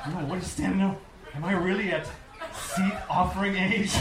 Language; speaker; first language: English; native; English